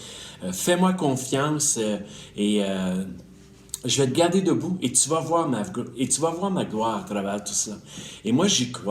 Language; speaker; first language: French; native; French